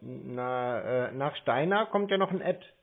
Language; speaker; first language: German; native; German